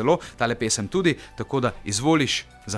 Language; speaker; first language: Slovenian; native; Slovenian